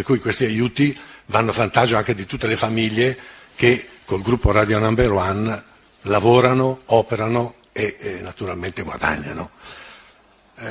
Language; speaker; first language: Italian; native; Italian